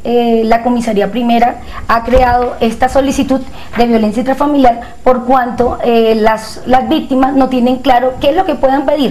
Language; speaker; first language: Spanish; native; Spanish